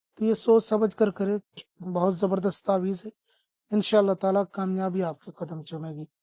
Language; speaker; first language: Urdu; non-native, local second language; Sindhi